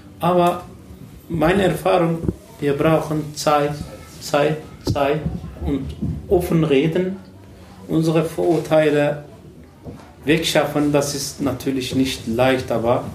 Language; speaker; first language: German; non-native, learner; Turkish